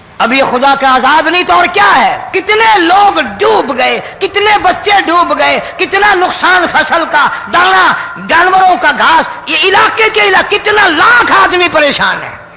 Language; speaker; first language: Urdu; non-native, local second language; Punjabi